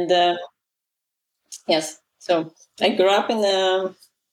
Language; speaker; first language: English; non-native, fluent; Russian